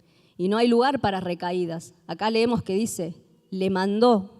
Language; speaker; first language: Spanish; native; Spanish